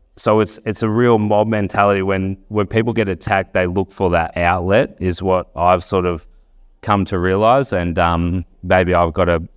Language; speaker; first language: English; native; English